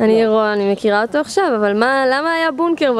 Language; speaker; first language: Hebrew; native; Hebrew